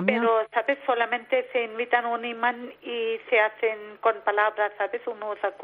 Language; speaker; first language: Spanish; non-native, learner; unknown